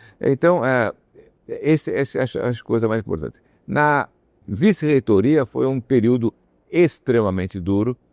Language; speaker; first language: Portuguese; early bilingual, other home language; Armenian